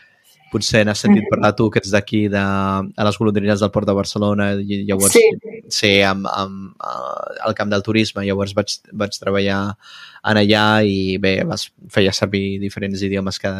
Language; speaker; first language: Catalan; non-native, fluent; Spanish